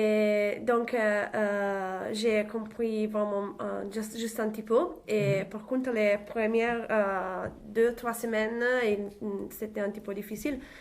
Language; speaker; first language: French; non-native, learner; Italian